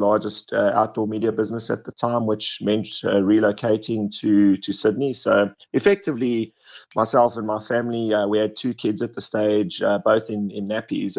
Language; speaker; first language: English; native; English